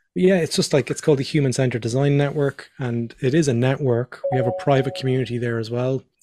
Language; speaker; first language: English; native; English